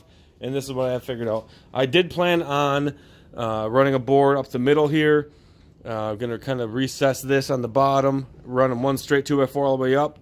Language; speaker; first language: English; native; English